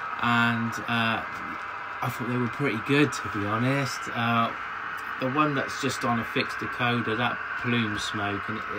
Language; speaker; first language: English; native; English